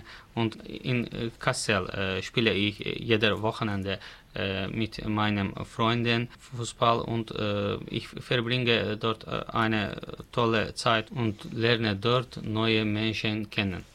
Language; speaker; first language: German; non-native, learner; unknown